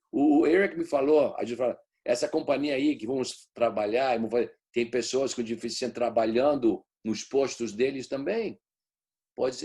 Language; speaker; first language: Portuguese; early bilingual, heritage; Portuguese